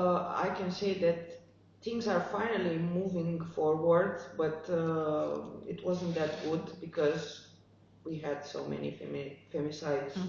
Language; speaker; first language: English; non-native, fluent; Romanian